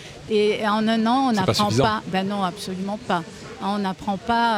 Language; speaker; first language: French; native; French